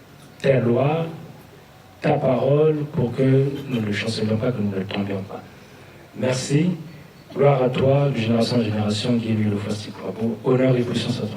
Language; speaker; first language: French; non-native, local second language; Lingala